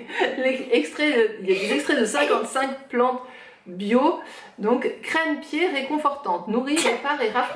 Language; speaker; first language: French; native; French